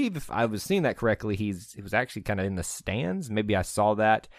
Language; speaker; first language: English; native; English